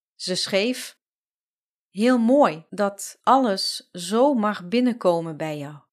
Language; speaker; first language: Dutch; non-native, fluent; French